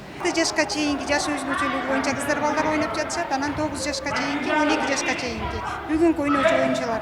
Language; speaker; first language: Kyrgyz; native; Kyrgyz